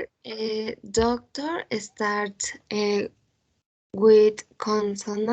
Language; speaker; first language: English; non-native, learner; Spanish